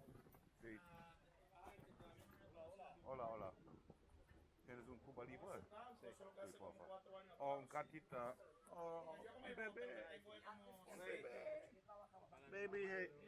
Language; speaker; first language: Spanish; non-native, learner; German